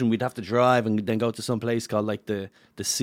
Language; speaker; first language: English; native; English